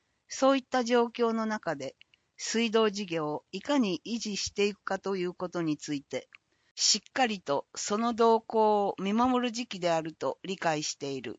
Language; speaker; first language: Japanese; native; Japanese